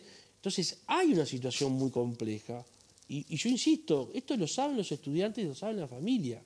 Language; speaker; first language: Spanish; native; Spanish